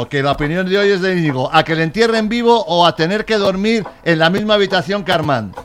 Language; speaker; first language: Spanish; native; Spanish